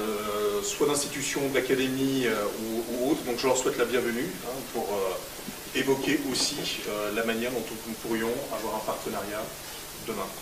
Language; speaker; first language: French; native; French